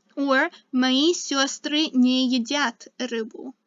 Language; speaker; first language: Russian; non-native, fluent; English